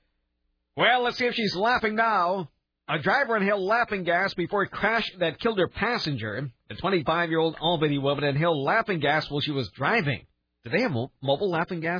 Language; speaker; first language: English; native; English